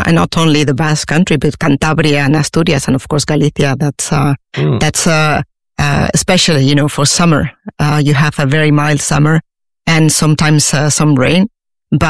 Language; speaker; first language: English; non-native, fluent; Spanish